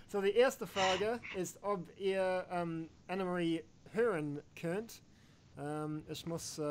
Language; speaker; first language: German; non-native, learner; English